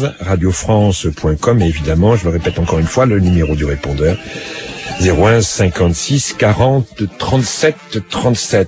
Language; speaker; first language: French; native; French